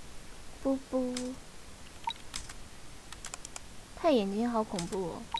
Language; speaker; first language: Chinese; native; Chinese